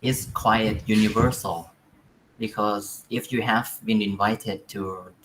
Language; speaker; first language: English; non-native, fluent; Thai